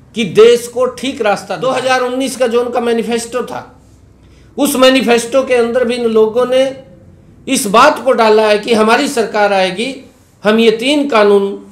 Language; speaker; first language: Hindi; native; Hindi